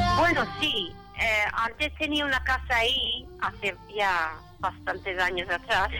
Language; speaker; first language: Spanish; early bilingual, other home language; English